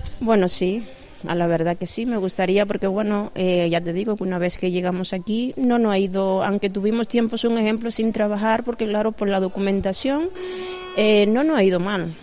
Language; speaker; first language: Spanish; native; Spanish